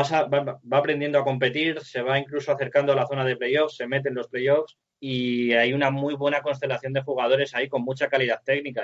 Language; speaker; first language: Spanish; native; Spanish